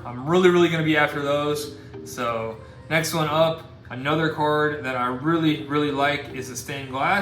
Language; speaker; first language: English; native; English